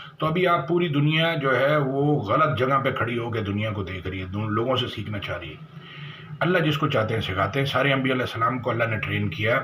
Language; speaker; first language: Urdu; native; Urdu